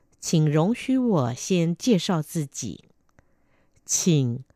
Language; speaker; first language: Chinese; non-native, fluent; Vietnamese